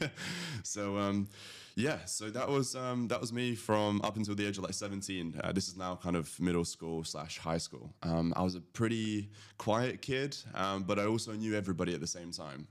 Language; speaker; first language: English; early bilingual, other home language; Latvian